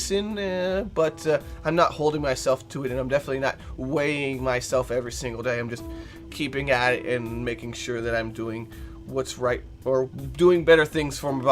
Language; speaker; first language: English; native; English